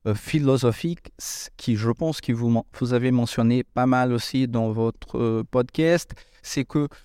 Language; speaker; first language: French; non-native, fluent; Portuguese